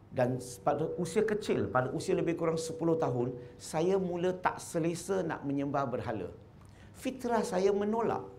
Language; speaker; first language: Malay; non-native, local second language; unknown